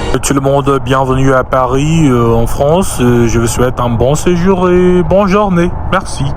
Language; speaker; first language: French; non-native, learner; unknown